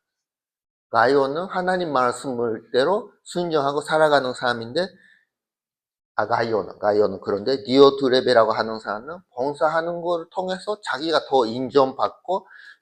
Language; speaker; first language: Korean; early bilingual, heritage; Korean